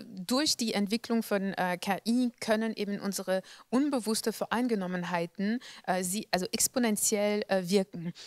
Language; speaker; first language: German; non-native, fluent; French